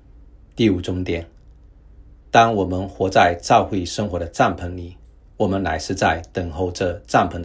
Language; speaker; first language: Chinese; native; Chinese